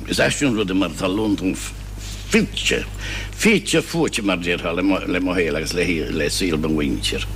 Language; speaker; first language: Irish; non-native, fluent; English